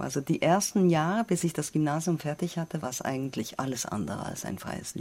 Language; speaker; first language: German; non-native, fluent; Persian